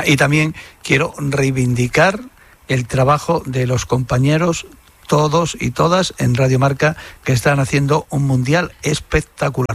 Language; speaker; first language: Spanish; native; Spanish